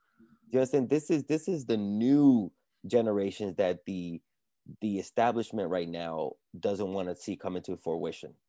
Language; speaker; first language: English; early bilingual, other home language; Spanish